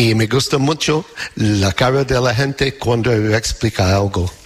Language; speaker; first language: Spanish; non-native, fluent; English